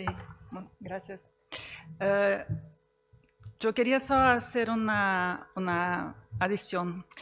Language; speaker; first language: Spanish; non-native, fluent; Portuguese